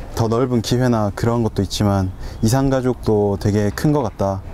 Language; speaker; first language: Korean; native; Korean